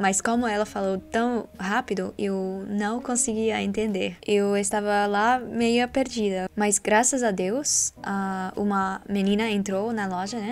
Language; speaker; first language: Portuguese; non-native, learner; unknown